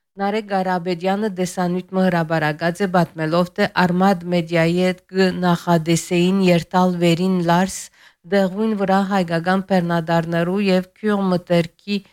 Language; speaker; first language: Armenian; early bilingual, heritage; Armenian